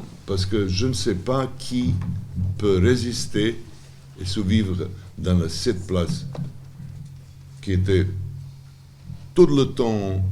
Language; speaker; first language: French; non-native, learner; Serbian